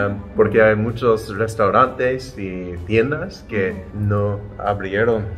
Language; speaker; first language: Spanish; non-native, learner; English